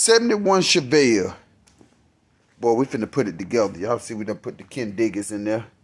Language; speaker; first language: English; native; English